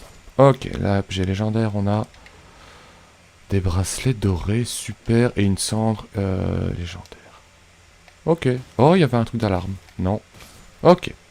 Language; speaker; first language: French; native; French